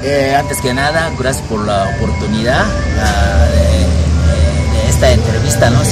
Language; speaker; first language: Spanish; non-native, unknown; Japanese